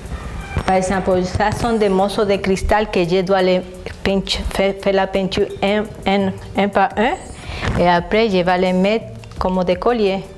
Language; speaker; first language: French; non-native, fluent; Spanish